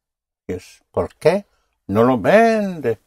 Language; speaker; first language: Spanish; non-native, fluent; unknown